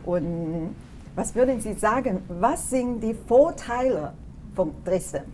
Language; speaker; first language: German; non-native, fluent; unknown